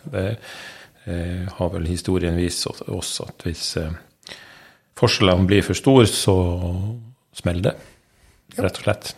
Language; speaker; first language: Norwegian; native; Norwegian